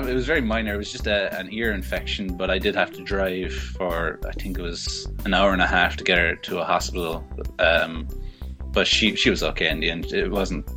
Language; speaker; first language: English; native; English